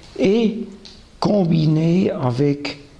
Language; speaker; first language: French; non-native, local second language; German